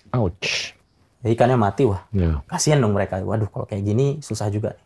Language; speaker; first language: Indonesian; native; Indonesian